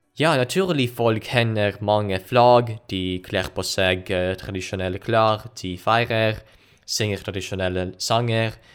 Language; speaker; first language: Norwegian; non-native, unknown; Ukrainian